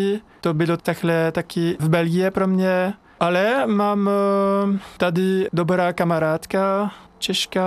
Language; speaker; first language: Czech; non-native, learner; French